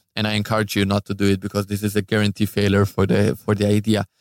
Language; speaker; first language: English; non-native, fluent; Hebrew